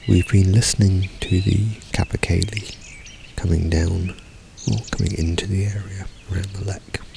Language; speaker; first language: English; native; English